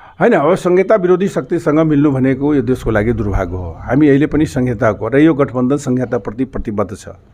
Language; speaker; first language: Nepali; non-native, local second language; Maithili